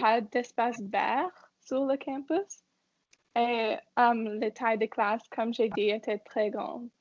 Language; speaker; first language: French; non-native, learner; English